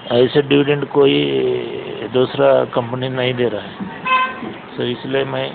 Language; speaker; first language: Hindi; non-native, local second language; Telugu